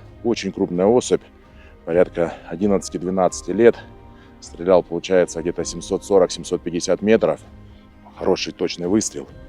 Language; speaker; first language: Russian; native; Russian